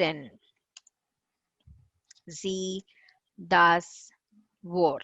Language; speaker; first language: German; non-native, fluent; Tamil